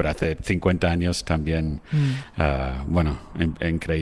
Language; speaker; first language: Spanish; non-native, fluent; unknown